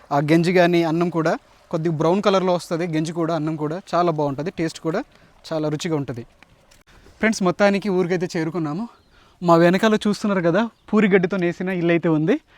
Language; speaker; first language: Telugu; non-native, local second language; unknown